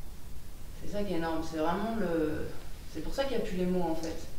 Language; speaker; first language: French; native; French